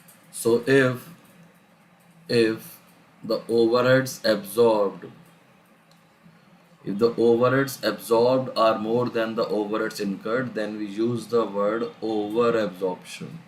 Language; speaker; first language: English; non-native, local second language; Hindi